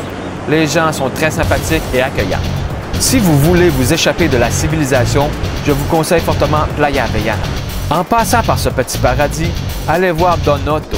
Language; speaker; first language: French; native; French